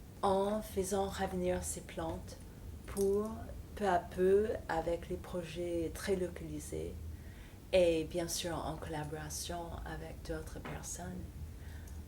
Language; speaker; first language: French; non-native, fluent; English